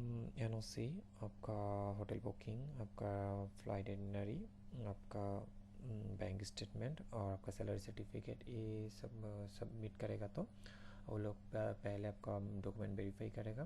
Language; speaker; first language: Hindi; non-native, fluent; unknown